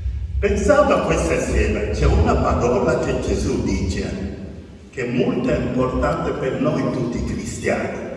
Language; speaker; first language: Italian; non-native, fluent; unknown